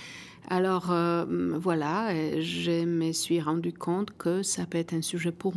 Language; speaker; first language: French; non-native, fluent; Polish